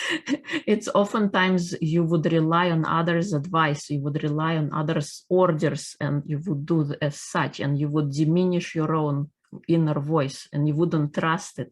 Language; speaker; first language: English; non-native, fluent; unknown